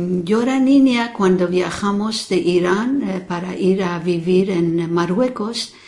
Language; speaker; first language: Spanish; non-native, fluent; Persian